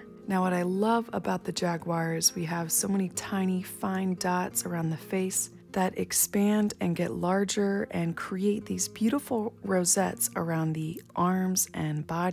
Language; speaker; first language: English; native; English